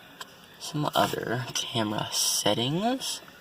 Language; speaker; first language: English; native; English